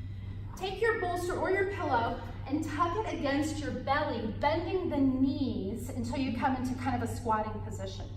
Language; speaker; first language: English; native; English